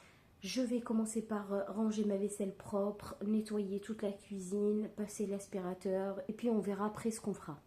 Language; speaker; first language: French; native; French